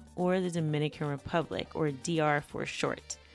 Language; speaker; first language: English; native; English